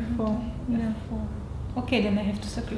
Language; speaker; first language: English; non-native, fluent; Armenian